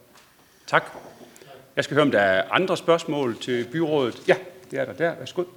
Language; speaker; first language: Danish; native; Danish